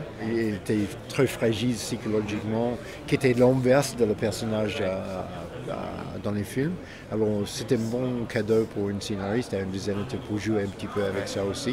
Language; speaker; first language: French; non-native, fluent; English